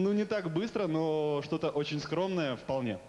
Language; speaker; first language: Russian; native; Russian